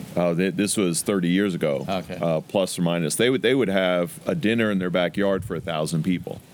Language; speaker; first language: English; native; English